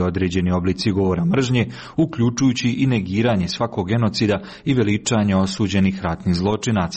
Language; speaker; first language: Serbian; native; Serbian